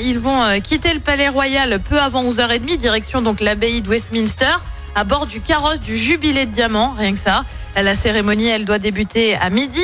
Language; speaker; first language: French; native; French